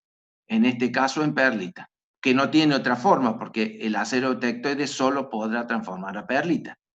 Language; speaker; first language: Spanish; native; Spanish